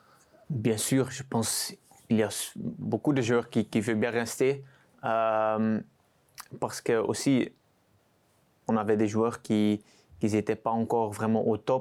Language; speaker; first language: French; non-native, local second language; Dutch